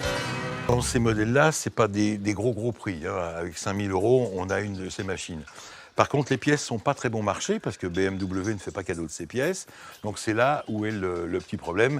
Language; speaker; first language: French; native; French